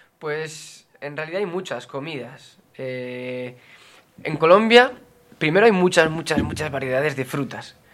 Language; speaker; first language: Spanish; native; Spanish